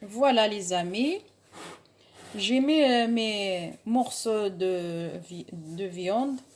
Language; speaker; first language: French; non-native, local second language; Arabic